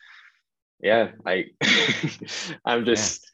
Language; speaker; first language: English; non-native, local second language; Filipino